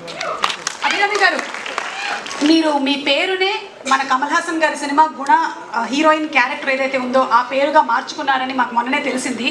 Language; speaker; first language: Telugu; native; Telugu